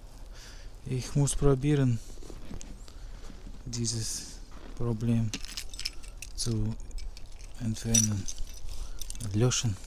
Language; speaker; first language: German; non-native, learner; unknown